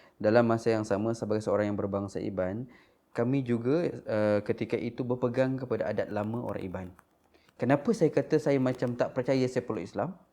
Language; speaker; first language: Malay; non-native, local second language; Iban